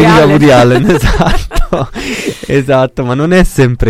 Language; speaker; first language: Italian; native; Italian